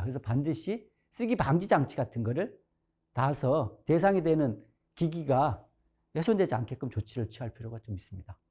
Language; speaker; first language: Korean; native; Korean